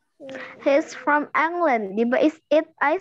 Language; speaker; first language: English; non-native, learner; Indonesian